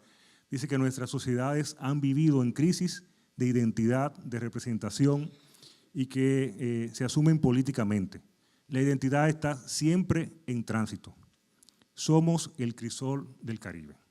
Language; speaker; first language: Spanish; native; Spanish